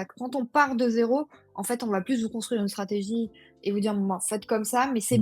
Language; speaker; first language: French; native; French